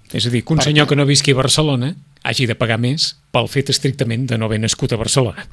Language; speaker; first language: Catalan; native; Catalan